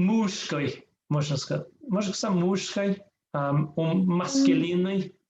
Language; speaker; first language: Russian; non-native, learner; English